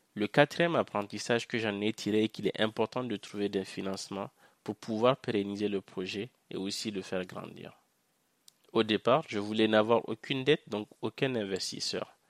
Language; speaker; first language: French; non-native, local second language; Hausa